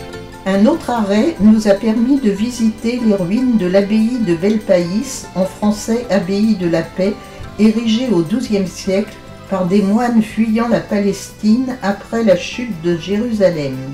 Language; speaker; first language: French; native; French